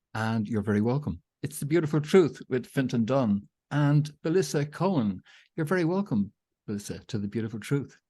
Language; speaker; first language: English; native; English